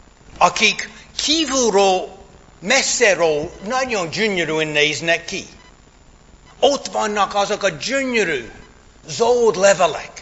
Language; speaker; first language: Hungarian; non-native, fluent; English